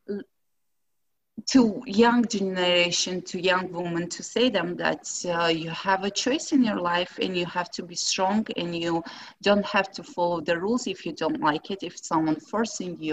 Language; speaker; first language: English; non-native, fluent; Russian